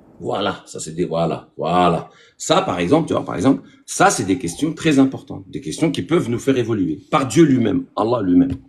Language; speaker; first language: French; native; French